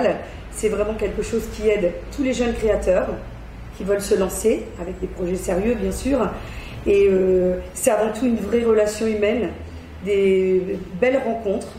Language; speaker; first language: French; native; French